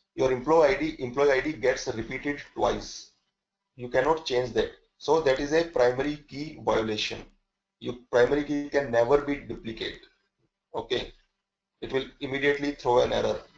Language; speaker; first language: English; non-native, local second language; Hindi